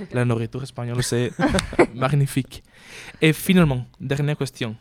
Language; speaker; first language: French; non-native, learner; Spanish